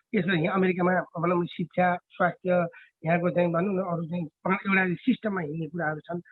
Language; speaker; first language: Nepali; native; Nepali